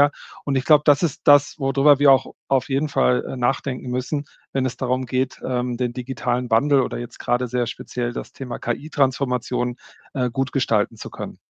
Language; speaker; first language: German; native; German